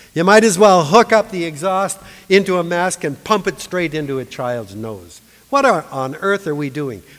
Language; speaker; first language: English; native; English